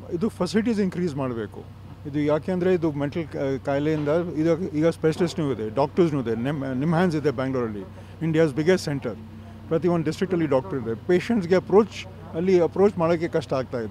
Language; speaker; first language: Kannada; non-native, fluent; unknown